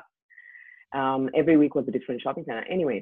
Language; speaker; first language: English; native; English